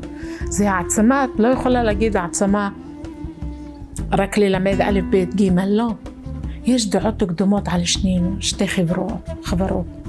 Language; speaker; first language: Hebrew; non-native, local second language; Arabic